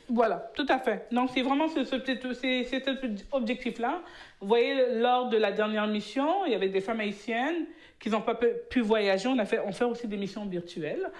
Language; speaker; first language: French; early bilingual, other home language; Haitian Creole